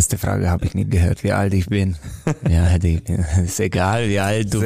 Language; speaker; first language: German; non-native, fluent; Romanian